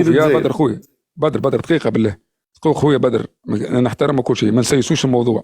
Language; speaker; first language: Arabic; native; Arabic